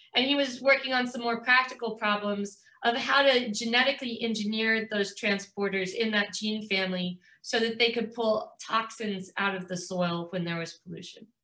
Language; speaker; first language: English; native; English